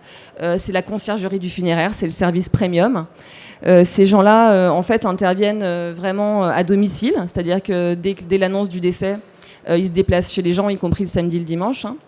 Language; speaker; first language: French; native; French